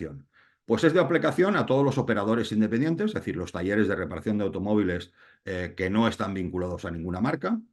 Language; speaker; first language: Spanish; native; Spanish